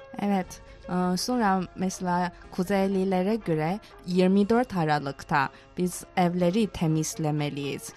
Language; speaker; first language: Turkish; non-native, fluent; Chinese